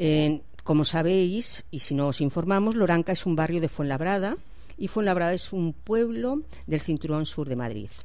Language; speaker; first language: Spanish; native; Spanish